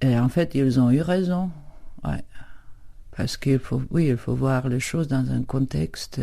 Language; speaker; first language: French; non-native, fluent; Czech